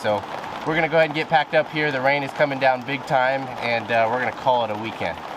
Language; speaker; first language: English; native; English